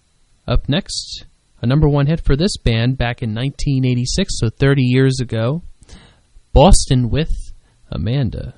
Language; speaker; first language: English; native; English